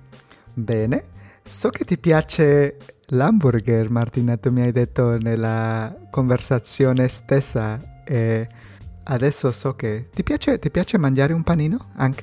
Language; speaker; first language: Italian; non-native, learner; Spanish